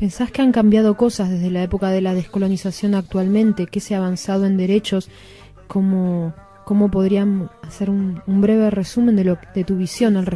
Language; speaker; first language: Spanish; native; Spanish